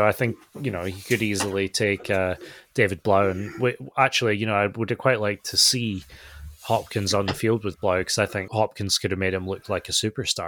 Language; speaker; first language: English; native; English